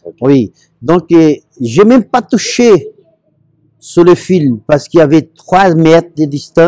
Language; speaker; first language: French; non-native, learner; Portuguese